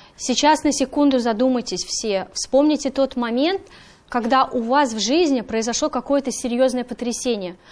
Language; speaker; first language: Russian; native; Russian